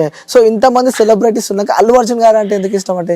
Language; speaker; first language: Telugu; native; Telugu